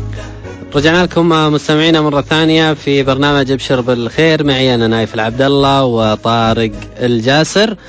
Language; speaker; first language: Arabic; native; Arabic